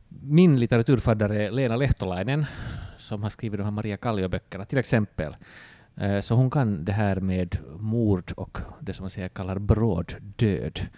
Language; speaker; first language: Swedish; native; Swedish